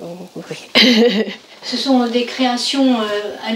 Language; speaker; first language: French; native; French